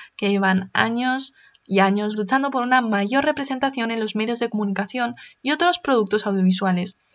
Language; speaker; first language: Spanish; early bilingual, other home language; Chinese